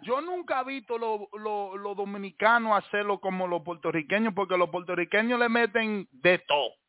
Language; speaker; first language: Spanish; early bilingual, heritage; Spanish